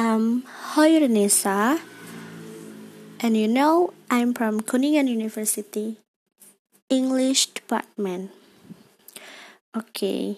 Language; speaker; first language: English; non-native, learner; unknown